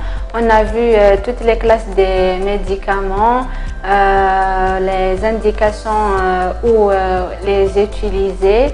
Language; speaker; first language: French; non-native, local second language; Kabyle